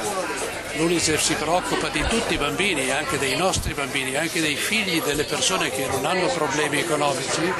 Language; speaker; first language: Italian; native; Italian